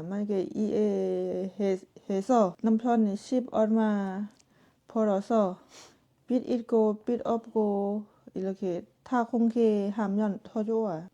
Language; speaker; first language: Korean; non-native, learner; Lao